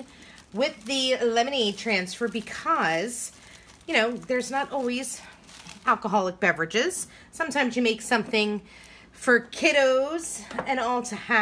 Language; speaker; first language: English; native; English